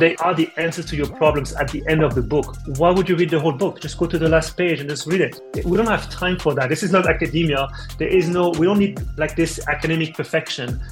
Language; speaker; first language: English; non-native, fluent; French